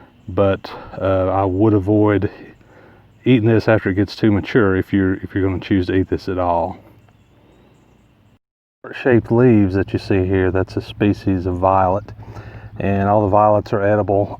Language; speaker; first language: English; native; English